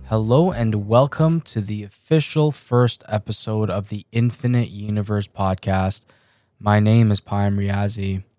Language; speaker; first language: English; early bilingual, other home language; Persian